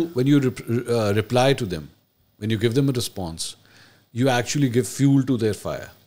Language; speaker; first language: English; non-native, local second language; Urdu